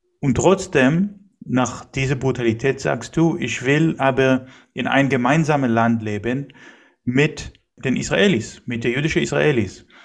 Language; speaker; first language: German; non-native, fluent; Hebrew